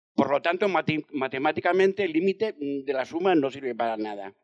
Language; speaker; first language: Spanish; non-native, fluent; French